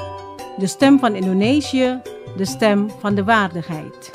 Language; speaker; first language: Dutch; non-native, fluent; Indonesian